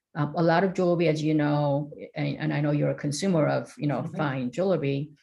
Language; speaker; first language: English; early bilingual, other home language; Korean